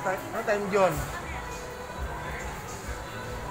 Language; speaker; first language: English; non-native, learner; Indonesian